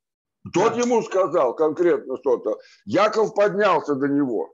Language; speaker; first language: Russian; native; Russian